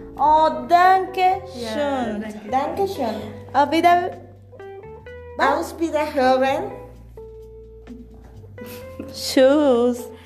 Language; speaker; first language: German; non-native, learner; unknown